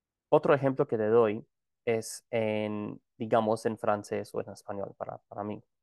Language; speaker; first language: Spanish; non-native, fluent; Gujarati